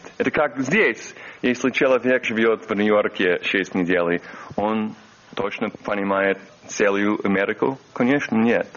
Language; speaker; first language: Russian; non-native, learner; English